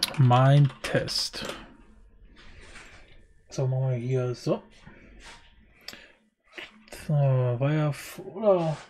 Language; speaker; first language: German; native; German